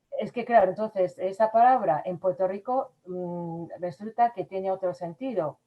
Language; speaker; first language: Spanish; non-native, fluent; Japanese